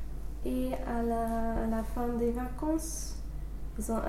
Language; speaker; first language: French; non-native, fluent; English